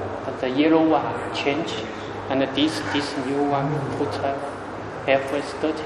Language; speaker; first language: English; non-native, learner; Chinese